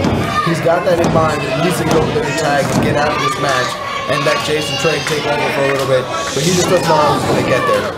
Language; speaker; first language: English; native; English